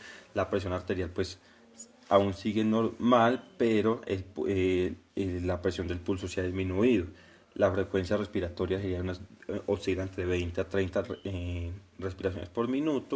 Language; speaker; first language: Spanish; native; Spanish